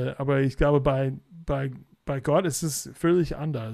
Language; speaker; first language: German; non-native, fluent; English